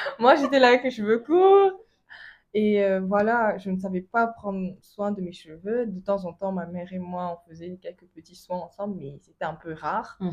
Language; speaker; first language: French; non-native, local second language; Lingala